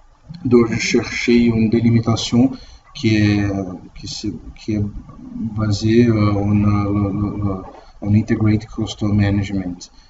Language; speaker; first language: French; non-native, learner; Portuguese